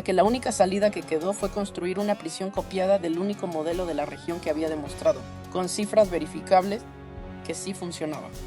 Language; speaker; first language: Spanish; native; Spanish